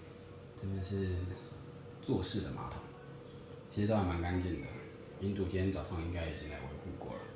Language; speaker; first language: Chinese; native; Chinese